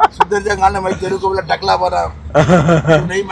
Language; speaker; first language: Hindi; non-native, local second language; Malayalam